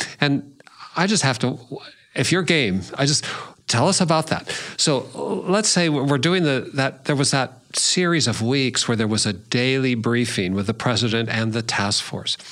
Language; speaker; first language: English; native; English